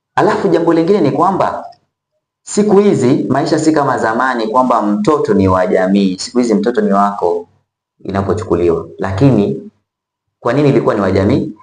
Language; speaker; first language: Swahili; native; Swahili